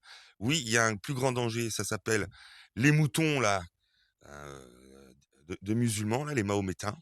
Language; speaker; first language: French; native; French